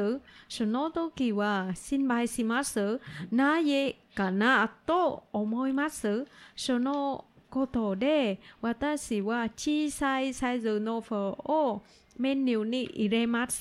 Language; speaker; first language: Japanese; non-native, learner; Vietnamese